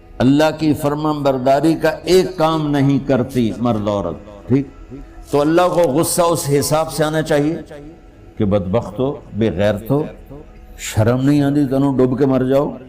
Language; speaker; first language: Urdu; non-native, local second language; Punjabi